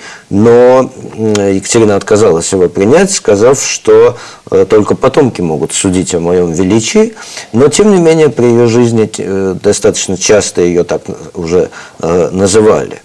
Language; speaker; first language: Russian; native; Russian